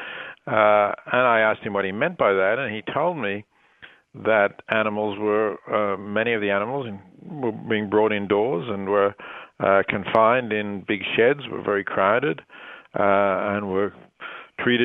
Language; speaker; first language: English; native; English